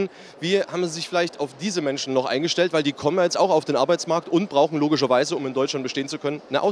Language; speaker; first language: German; native; German